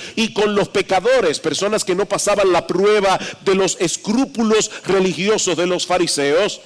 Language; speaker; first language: Spanish; native; Spanish